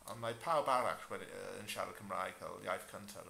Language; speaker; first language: Welsh; non-native, fluent; English